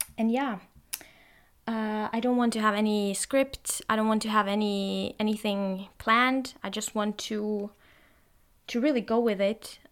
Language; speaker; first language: English; non-native, fluent; Norwegian